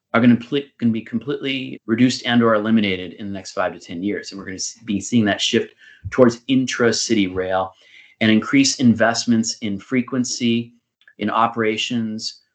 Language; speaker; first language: English; native; English